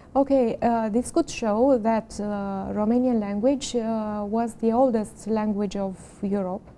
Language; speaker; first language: English; non-native, learner; Romanian